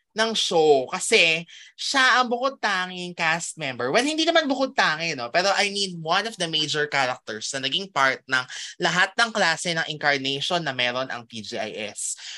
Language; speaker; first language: Filipino; native; Filipino